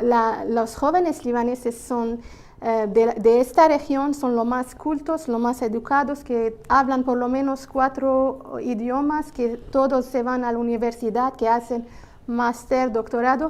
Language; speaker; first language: Spanish; non-native, fluent; Arabic